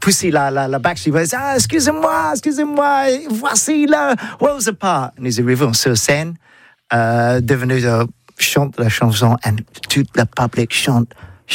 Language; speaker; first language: French; non-native, learner; English